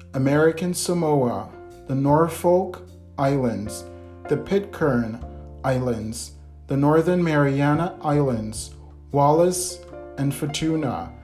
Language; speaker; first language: English; native; English